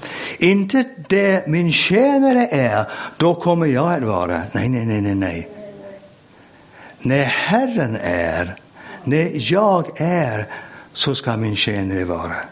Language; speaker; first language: Swedish; non-native, fluent; English